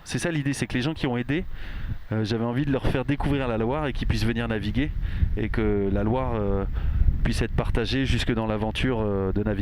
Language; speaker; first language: French; native; French